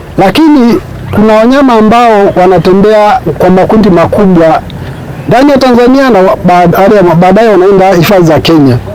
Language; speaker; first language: Swahili; non-native, local second language; Masai